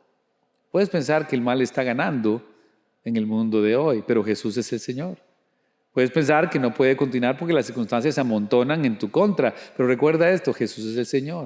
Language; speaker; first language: Spanish; native; Spanish